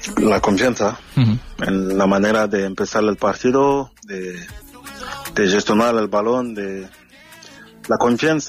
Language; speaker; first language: Spanish; non-native, fluent; French